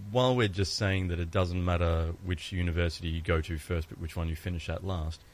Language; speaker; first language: English; early bilingual, other home language; Greek